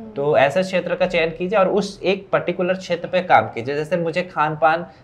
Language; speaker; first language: Hindi; native; Hindi